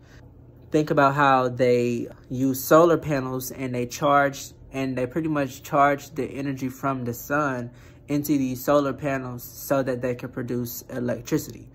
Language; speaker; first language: English; native; English